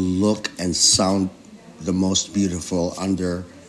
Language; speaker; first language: English; non-native, local second language; Filipino